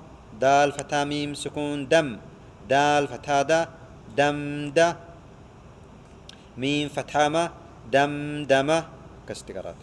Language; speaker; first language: Arabic; non-native, fluent; Oromo